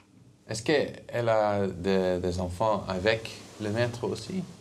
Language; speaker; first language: French; non-native, learner; Dutch